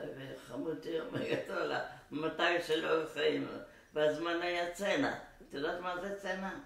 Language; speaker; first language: Hebrew; non-native, fluent; Arabic